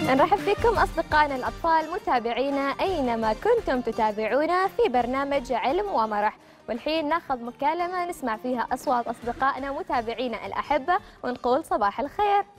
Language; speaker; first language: Arabic; native; Arabic